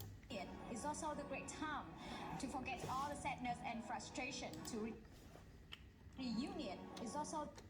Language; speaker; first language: English; non-native, learner; Vietnamese